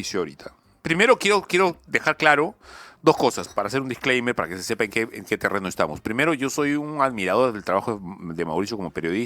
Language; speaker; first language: Spanish; native; Spanish